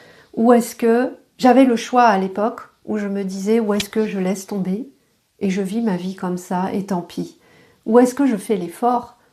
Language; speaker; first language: French; native; French